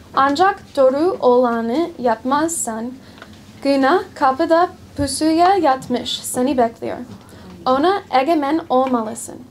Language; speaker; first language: Turkish; non-native, learner; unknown